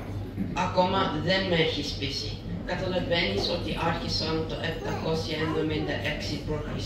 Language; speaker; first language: Greek; early bilingual, heritage; Greek